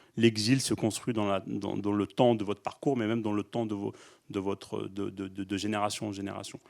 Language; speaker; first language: French; early bilingual, other home language; Arabic